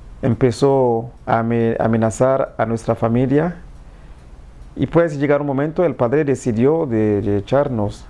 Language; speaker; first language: Spanish; non-native, fluent; Haitian Creole